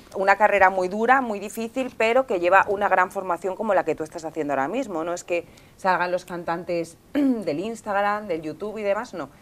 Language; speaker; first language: Spanish; native; Spanish